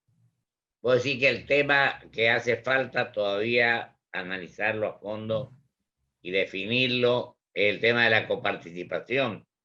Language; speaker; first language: Spanish; native; Spanish